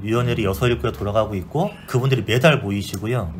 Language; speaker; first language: Korean; native; Korean